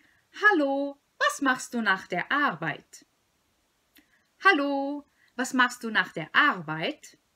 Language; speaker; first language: German; non-native, fluent; Portuguese